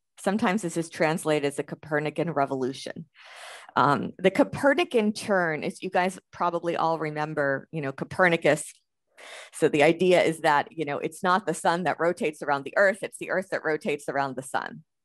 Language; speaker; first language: English; native; English